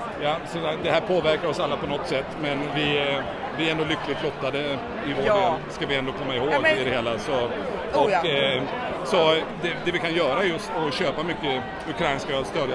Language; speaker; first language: Swedish; native; Swedish